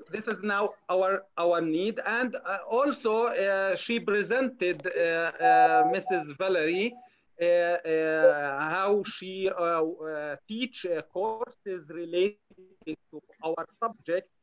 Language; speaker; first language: English; non-native, learner; Arabic